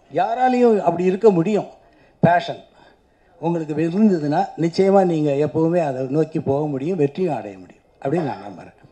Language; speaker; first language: Tamil; native; Tamil